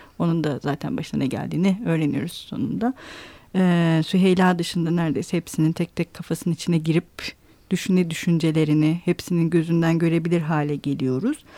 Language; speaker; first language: Turkish; native; Turkish